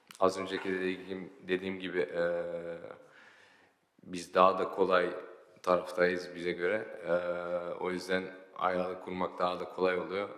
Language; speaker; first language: Turkish; early bilingual, heritage; Turkish